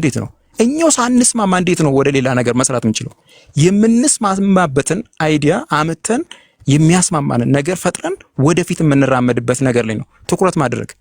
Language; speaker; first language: Amharic; native; Amharic